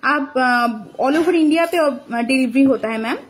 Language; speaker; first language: Hindi; non-native, local second language; Bangla